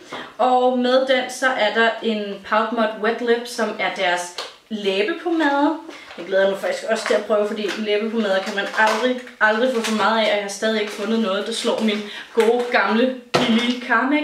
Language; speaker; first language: Danish; native; Danish